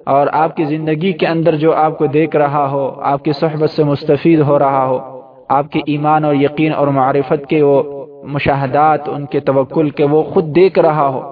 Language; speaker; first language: Urdu; non-native, local second language; Pashto